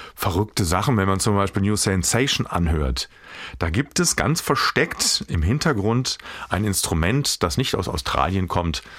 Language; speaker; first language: German; native; German